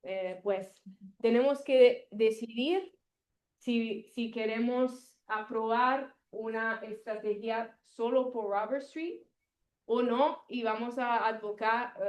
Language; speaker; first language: Spanish; non-native, learner; Italian